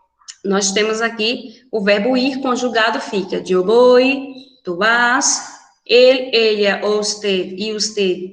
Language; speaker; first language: Spanish; non-native, fluent; Portuguese